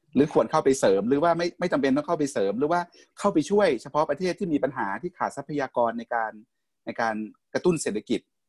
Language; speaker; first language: Thai; native; Thai